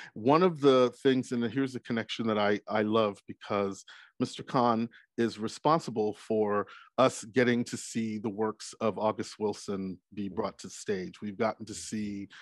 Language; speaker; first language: English; native; English